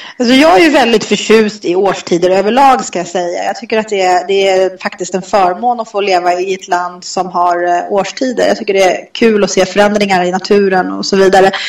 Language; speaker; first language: Swedish; native; Swedish